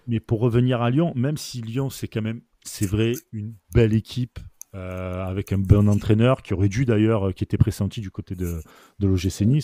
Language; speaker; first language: French; native; French